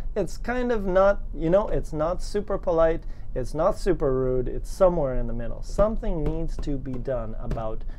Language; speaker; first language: English; native; English